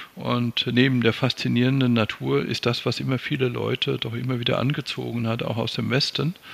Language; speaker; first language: German; native; German